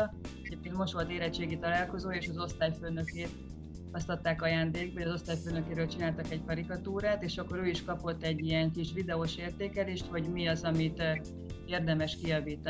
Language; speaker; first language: Hungarian; native; Hungarian